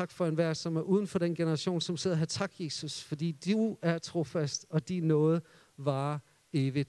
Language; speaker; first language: Danish; native; Danish